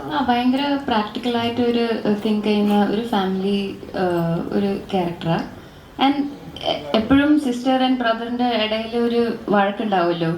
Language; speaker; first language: Malayalam; early bilingual, heritage; Malayalam